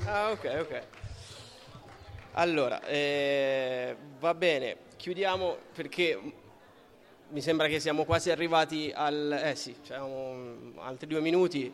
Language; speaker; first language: Italian; native; Italian